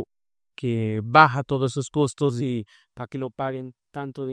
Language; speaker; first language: Spanish; early bilingual, heritage; Spanish